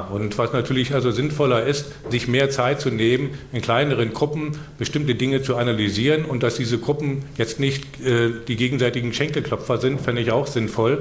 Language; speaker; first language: German; native; German